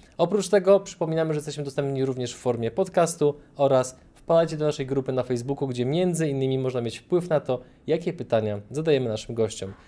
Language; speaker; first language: Polish; native; Polish